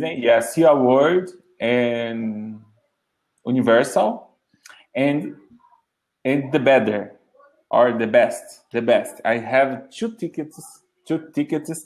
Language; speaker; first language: English; non-native, learner; Portuguese